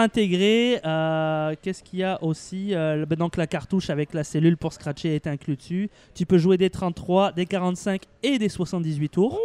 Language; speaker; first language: French; native; French